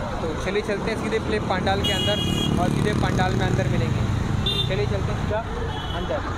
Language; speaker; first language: Hindi; native; Hindi